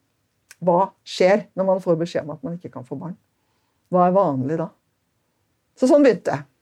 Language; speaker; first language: Norwegian; native; Norwegian